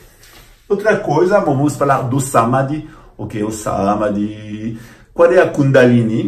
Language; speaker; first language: Portuguese; non-native, fluent; French